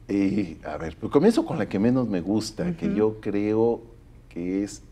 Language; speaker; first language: Spanish; native; Spanish